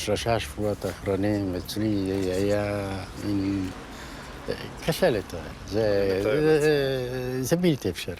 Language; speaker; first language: Hebrew; non-native, fluent; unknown